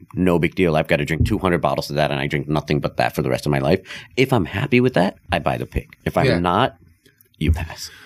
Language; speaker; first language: English; non-native, local second language; Hindi